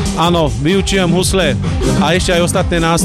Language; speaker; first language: Slovak; non-native, local second language; Romany